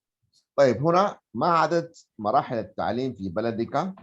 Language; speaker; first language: Arabic; native; Arabic